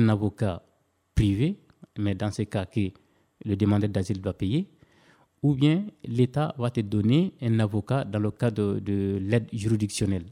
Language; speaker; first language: French; non-native, local second language; Bambara